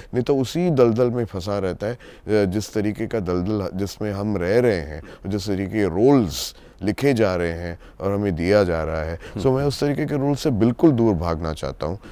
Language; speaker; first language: Hindi; non-native, local second language; Tamil